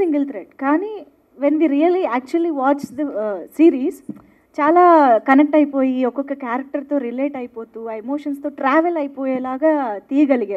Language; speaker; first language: Telugu; native; Telugu